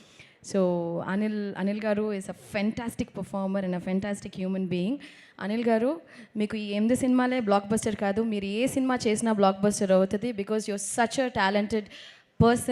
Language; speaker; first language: Telugu; non-native, local second language; Tamil